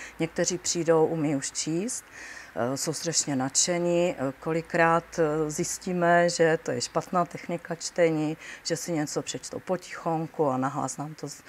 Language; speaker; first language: Czech; native; Czech